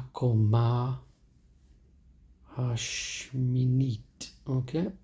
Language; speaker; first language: Hebrew; non-native, learner; English